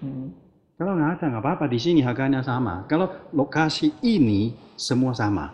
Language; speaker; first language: Indonesian; non-native, learner; Chinese